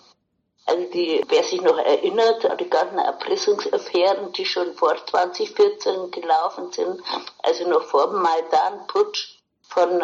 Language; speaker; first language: German; native; German